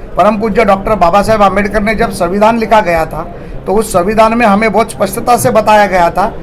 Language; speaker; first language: Hindi; non-native, local second language; Marathi